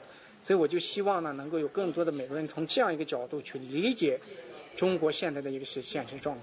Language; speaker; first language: Chinese; native; Chinese